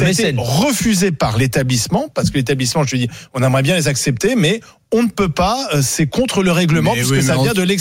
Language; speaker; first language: French; native; French